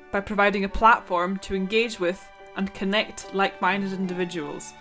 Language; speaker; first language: English; non-native, local second language; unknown